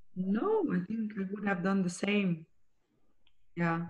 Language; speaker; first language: English; non-native, fluent; Portuguese